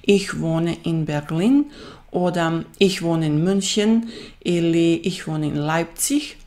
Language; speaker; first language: German; non-native, fluent; Croatian